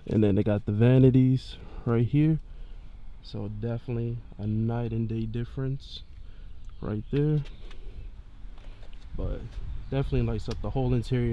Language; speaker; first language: English; native; English